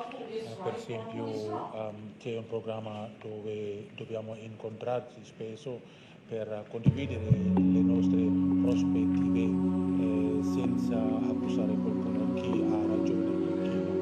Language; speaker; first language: Italian; non-native, fluent; Indonesian